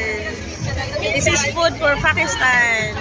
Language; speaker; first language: English; non-native, local second language; Filipino